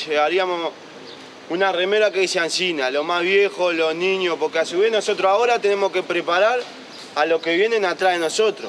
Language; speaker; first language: Spanish; native; Spanish